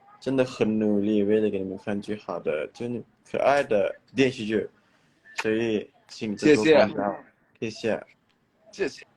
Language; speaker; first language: Chinese; non-native, learner; Thai